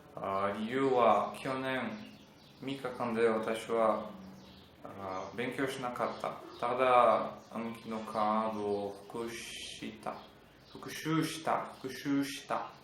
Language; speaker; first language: Japanese; non-native, learner; Portuguese